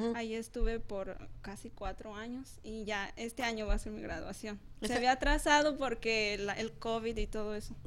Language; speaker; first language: Spanish; native; Spanish